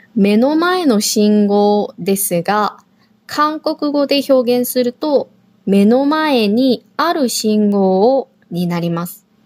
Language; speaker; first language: Japanese; non-native, fluent; Korean